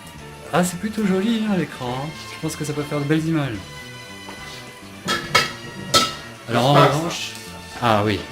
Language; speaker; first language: French; native; French